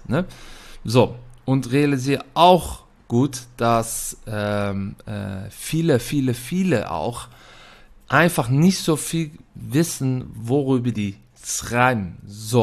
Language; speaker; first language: German; non-native, fluent; Dutch